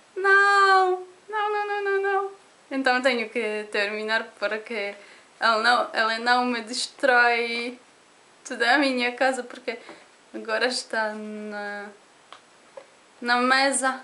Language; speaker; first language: Portuguese; non-native, learner; Polish